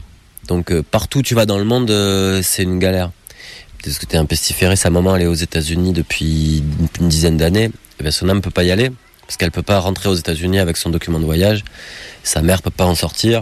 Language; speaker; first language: French; native; French